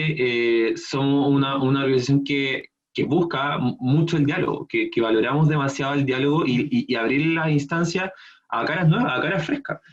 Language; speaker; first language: Spanish; native; Spanish